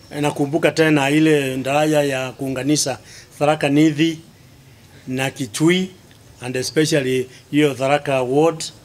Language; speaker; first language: Swahili; non-native, local second language; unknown